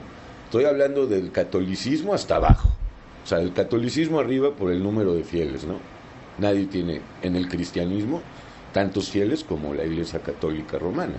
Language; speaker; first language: Spanish; native; Spanish